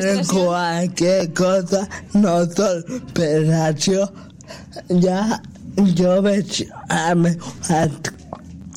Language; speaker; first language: Catalan; non-native, local second language; Spanish